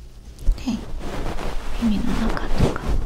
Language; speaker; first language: Japanese; non-native, learner; Korean